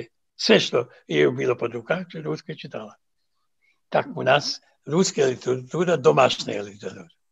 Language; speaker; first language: Russian; non-native, fluent; Serbian